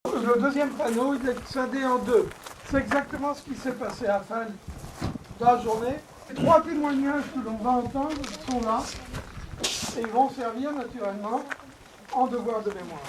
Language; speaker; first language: French; native; French